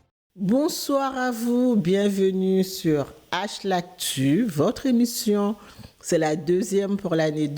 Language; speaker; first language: French; non-native, local second language; Haitian Creole